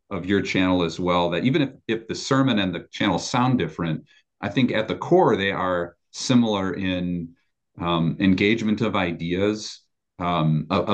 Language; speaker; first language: English; native; English